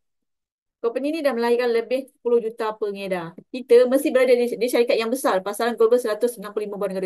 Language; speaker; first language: Malay; native; Malay